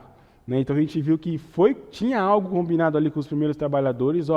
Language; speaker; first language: Portuguese; native; Portuguese